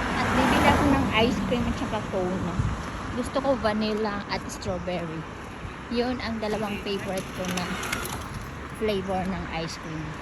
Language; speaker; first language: Filipino; non-native, local second language; Waray